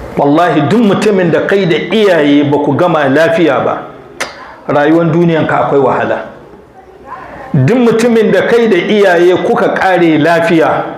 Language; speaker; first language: Hausa; non-native, local second language; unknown